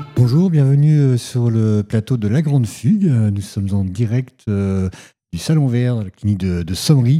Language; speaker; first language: French; native; French